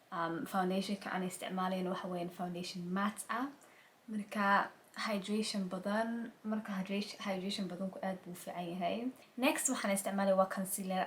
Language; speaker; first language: Somali; early bilingual, heritage; Somali